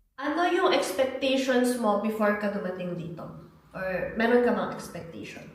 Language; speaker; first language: Filipino; native; Filipino